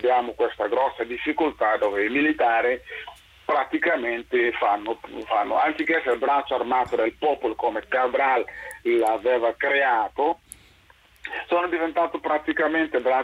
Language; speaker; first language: Italian; non-native, fluent; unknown